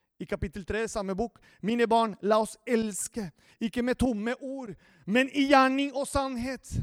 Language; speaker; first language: Norwegian; non-native, fluent; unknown